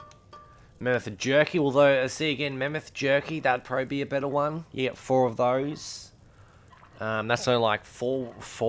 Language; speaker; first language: English; native; English